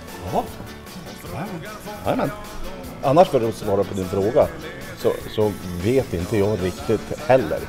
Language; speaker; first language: Swedish; native; Swedish